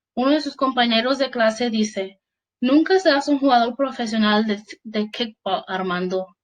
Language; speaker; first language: Spanish; early bilingual, heritage; Spanish